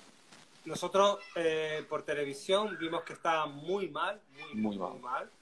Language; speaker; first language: Portuguese; non-native, learner; Spanish